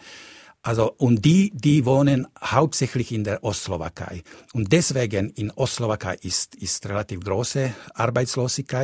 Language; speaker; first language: German; non-native, fluent; Slovak